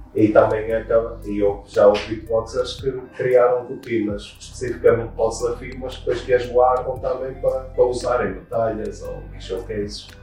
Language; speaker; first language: Portuguese; native; Portuguese